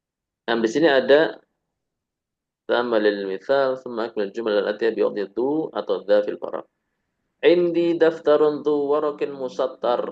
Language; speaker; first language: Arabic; non-native, fluent; Indonesian